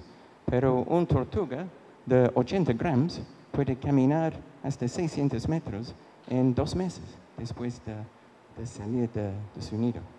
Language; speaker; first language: Spanish; non-native, fluent; English